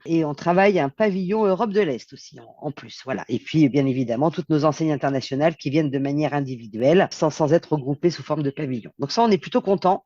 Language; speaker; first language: French; native; French